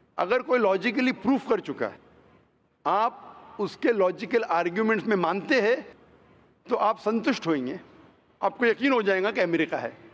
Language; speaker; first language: Hindi; non-native, local second language; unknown